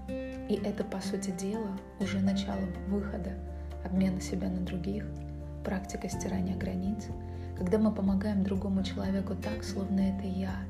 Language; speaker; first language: Russian; native; Russian